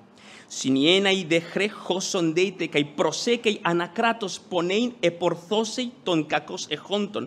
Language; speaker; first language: Greek; non-native, fluent; Spanish